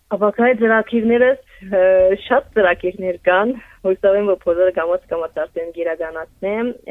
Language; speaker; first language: Armenian; early bilingual, heritage; Armenian